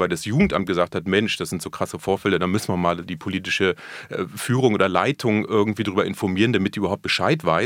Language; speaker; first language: German; native; German